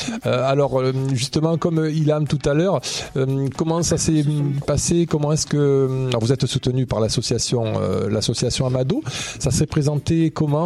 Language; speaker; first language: French; native; French